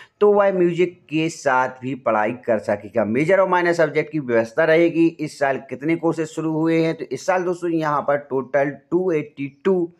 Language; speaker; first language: Hindi; native; Hindi